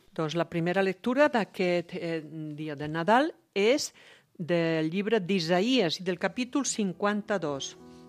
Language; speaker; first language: Catalan; native; Catalan